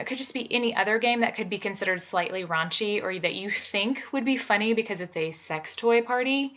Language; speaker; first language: English; native; English